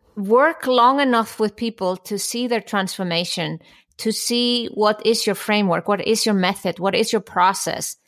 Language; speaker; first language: English; non-native, fluent; Icelandic